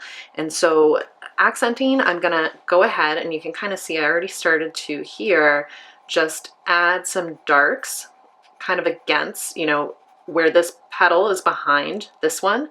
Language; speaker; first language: English; native; English